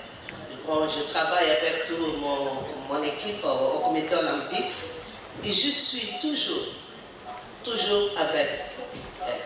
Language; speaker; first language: French; non-native, learner; Portuguese